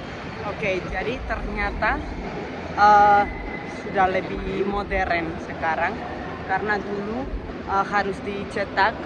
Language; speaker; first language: Indonesian; non-native, fluent; Spanish